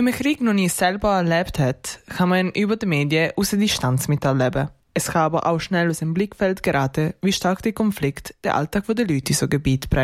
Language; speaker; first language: German; native; German